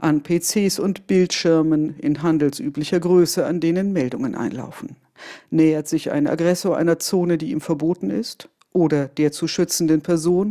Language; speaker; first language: German; native; German